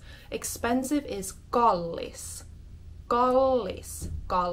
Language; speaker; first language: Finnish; non-native, fluent; English